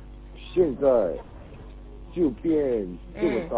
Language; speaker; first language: Chinese; non-native, learner; Korean